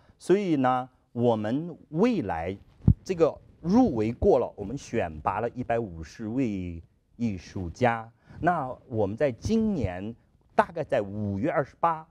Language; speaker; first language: Chinese; native; Chinese